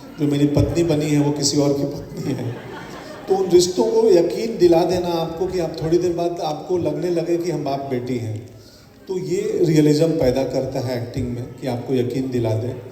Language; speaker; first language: Hindi; native; Hindi